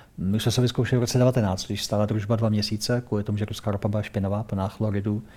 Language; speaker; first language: Czech; native; Czech